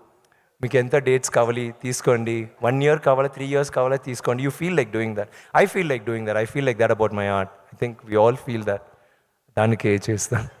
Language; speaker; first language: Telugu; non-native, learner; Tamil